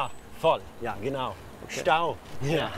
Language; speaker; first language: German; non-native, learner; Danish